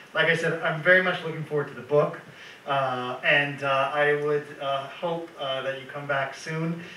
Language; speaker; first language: English; native; English